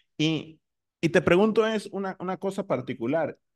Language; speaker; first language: Spanish; native; Spanish